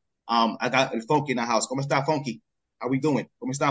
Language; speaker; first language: Spanish; early bilingual, other home language; English